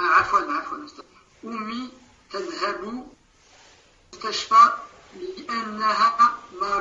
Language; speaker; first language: Arabic; non-native, learner; French